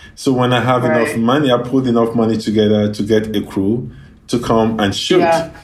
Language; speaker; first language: English; non-native, local second language; Yoruba